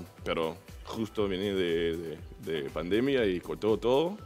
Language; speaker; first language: Spanish; non-native, learner; English